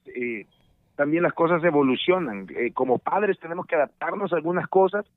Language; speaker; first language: Spanish; native; Spanish